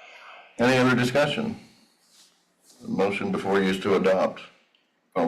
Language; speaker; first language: English; native; English